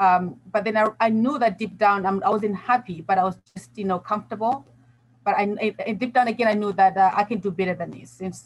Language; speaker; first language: English; non-native, local second language; Nyanja